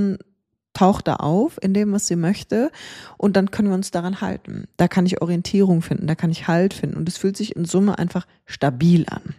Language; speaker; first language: German; native; German